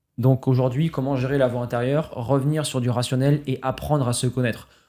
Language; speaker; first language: French; native; French